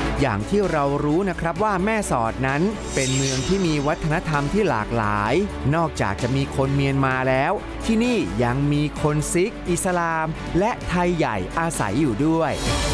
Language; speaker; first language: Thai; native; Thai